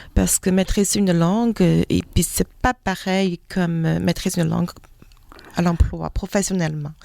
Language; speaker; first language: French; non-native, fluent; Chinese